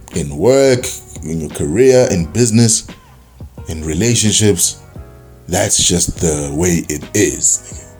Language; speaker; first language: English; non-native, local second language; Zulu